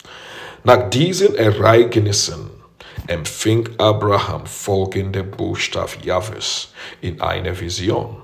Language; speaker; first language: German; non-native, fluent; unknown